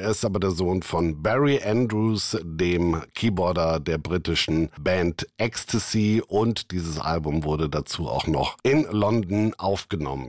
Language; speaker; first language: German; native; German